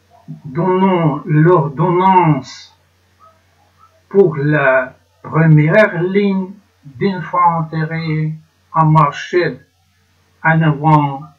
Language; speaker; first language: French; non-native, learner; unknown